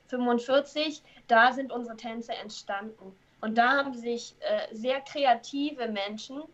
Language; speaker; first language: German; native; German